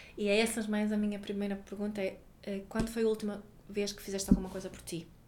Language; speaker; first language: Portuguese; non-native, fluent; Swedish